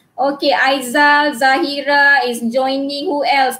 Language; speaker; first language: English; non-native, local second language; Malay